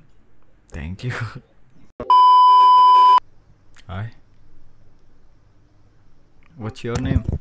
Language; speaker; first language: English; non-native, fluent; Indonesian